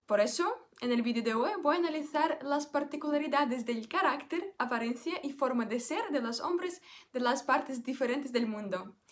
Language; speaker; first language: Spanish; non-native, fluent; Russian